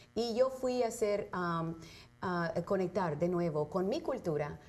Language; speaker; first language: Spanish; early bilingual, heritage; Spanish